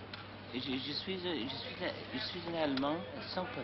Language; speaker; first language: French; non-native, learner; English